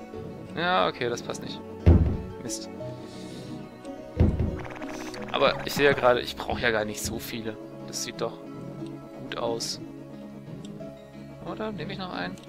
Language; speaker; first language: German; native; German